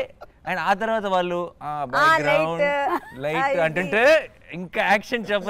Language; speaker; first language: Telugu; native; Telugu